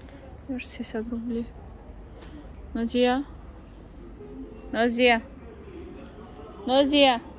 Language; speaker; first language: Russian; non-native, local second language; Tajik